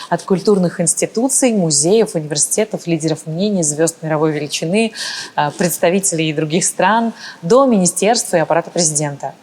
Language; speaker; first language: Russian; early bilingual, other home language; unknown